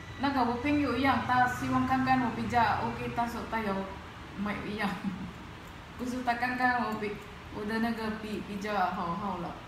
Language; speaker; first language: Chinese; non-native, learner; Filipino